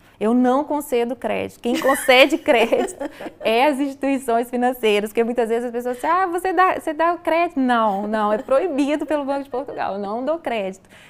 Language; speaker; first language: Portuguese; native; Portuguese